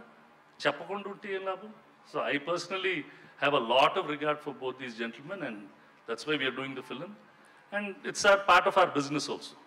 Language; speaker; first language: Telugu; native; Telugu